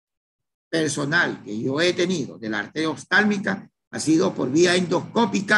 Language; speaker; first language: Spanish; native; Spanish